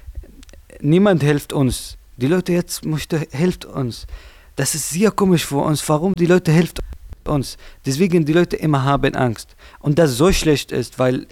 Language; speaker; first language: German; non-native, learner; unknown